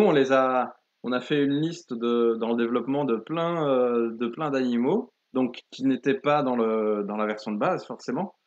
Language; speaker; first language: French; native; French